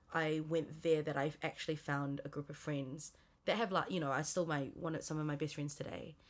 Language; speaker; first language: English; native; English